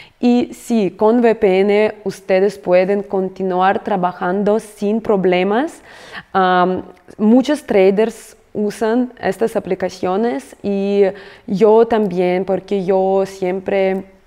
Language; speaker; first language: Spanish; non-native, fluent; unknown